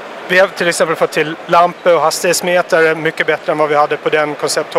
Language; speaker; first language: Swedish; native; Swedish